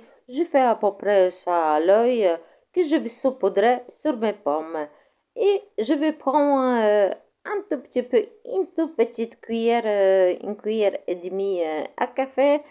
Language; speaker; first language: French; non-native, fluent; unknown